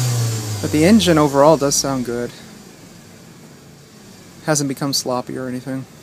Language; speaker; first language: English; native; English